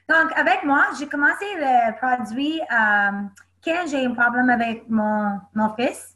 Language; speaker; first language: French; non-native, learner; English